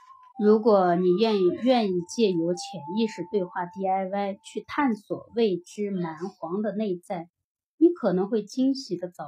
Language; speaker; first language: Chinese; native; Chinese